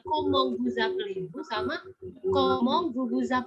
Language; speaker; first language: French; non-native, fluent; Indonesian